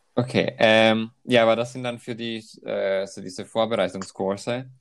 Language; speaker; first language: German; non-native, fluent; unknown